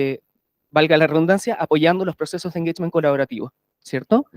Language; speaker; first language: Spanish; native; Spanish